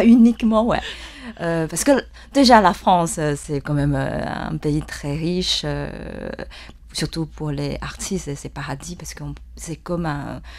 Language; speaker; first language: French; non-native, fluent; Chinese